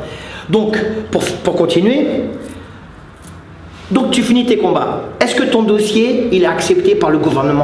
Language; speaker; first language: French; native; French